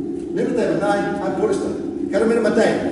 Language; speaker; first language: Finnish; non-native, learner; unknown